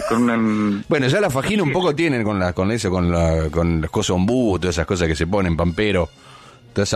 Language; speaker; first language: Spanish; native; Spanish